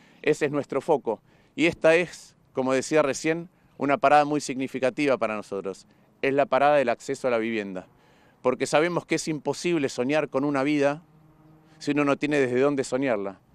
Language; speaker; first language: Spanish; native; Spanish